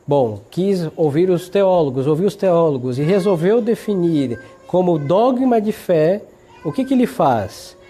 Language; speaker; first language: Portuguese; native; Portuguese